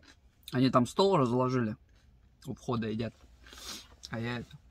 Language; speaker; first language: Russian; native; Russian